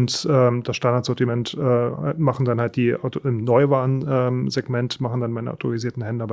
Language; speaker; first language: German; native; German